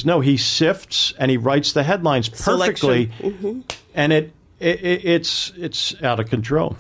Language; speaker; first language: English; native; English